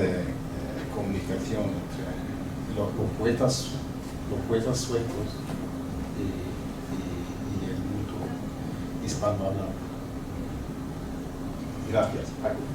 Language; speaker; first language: Spanish; non-native, fluent; Swedish